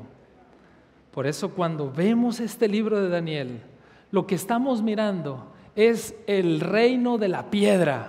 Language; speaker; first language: Spanish; native; Spanish